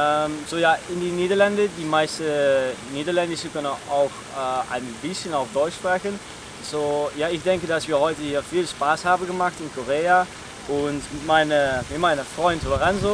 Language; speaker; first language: German; non-native, learner; Dutch